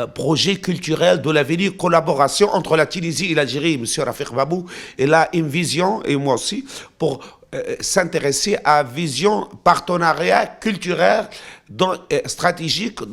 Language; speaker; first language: French; non-native, local second language; Arabic